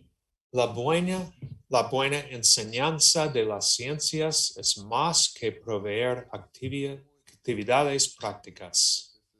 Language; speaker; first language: Spanish; non-native, learner; English